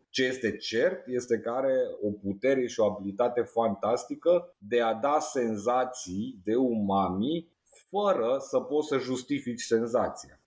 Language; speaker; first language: Romanian; native; Romanian